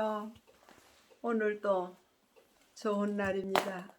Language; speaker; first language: Korean; native; Korean